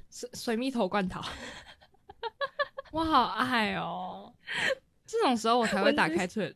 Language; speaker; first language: Chinese; native; Chinese